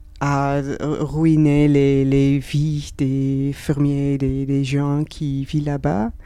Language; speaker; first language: French; non-native, learner; Dutch